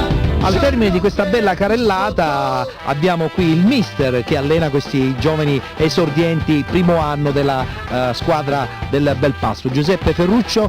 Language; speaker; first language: Italian; native; Italian